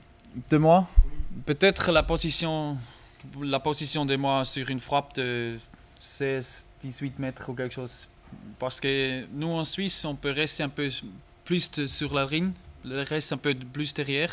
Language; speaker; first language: French; non-native, learner; German